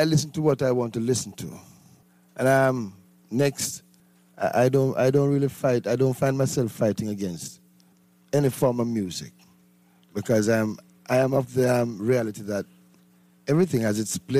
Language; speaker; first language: English; non-native, local second language; Jamaican Creole English